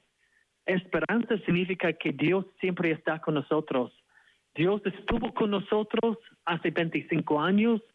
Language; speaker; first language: Spanish; non-native, fluent; English